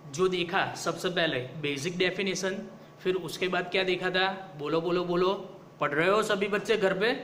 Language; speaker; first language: Hindi; non-native, local second language; Gujarati